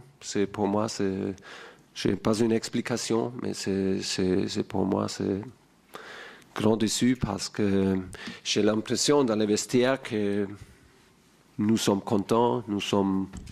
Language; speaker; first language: French; non-native, fluent; German